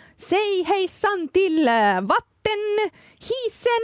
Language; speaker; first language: Swedish; non-native, learner; Finnish